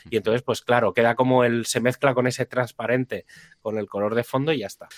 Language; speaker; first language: Spanish; native; Spanish